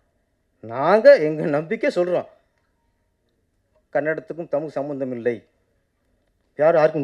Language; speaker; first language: Tamil; native; Tamil